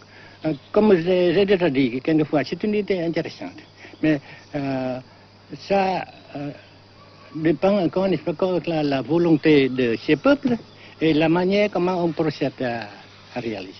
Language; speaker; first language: French; non-native, fluent; Vietnamese